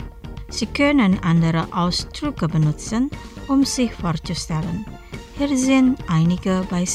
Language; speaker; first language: German; non-native, fluent; Indonesian